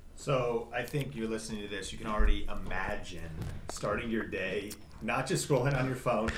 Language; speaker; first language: English; native; English